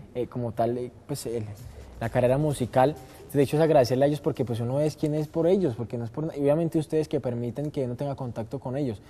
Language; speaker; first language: Spanish; native; Spanish